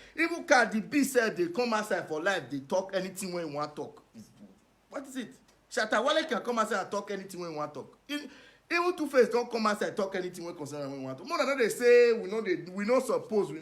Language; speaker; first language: Nigerian Pidgin; non-native, local second language; Esan